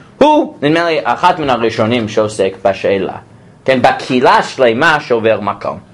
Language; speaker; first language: Hebrew; non-native, fluent; English